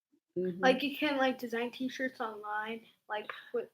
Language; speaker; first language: English; native; English